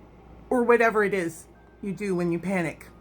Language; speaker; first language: English; native; English